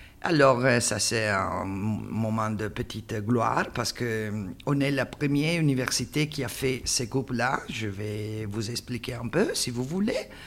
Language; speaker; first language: French; non-native, learner; Italian